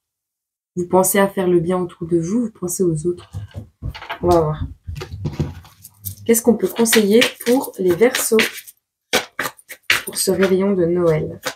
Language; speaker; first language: French; native; French